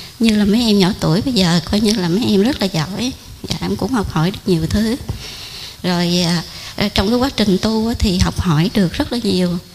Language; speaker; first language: Vietnamese; non-native, local second language; Khmer